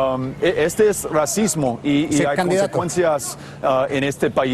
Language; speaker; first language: Spanish; non-native, fluent; English